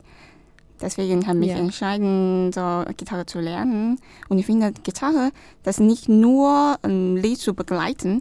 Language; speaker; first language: German; non-native, learner; Chinese